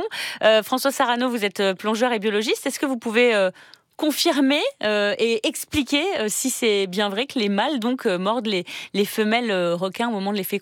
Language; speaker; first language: French; native; French